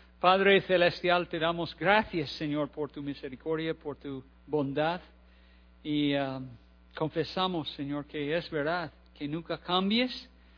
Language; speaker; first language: Spanish; non-native, fluent; English